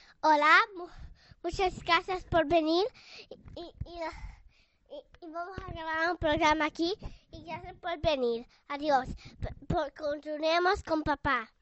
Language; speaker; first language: Spanish; early bilingual, heritage; Spanish